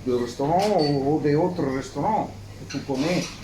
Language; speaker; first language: French; non-native, fluent; Italian